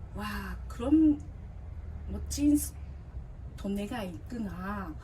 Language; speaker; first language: Korean; non-native, learner; Japanese